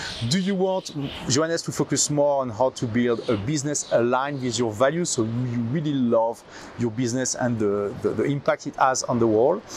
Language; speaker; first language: English; non-native, fluent; French